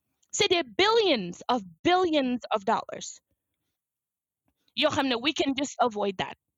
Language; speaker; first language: English; non-native, fluent; Wolof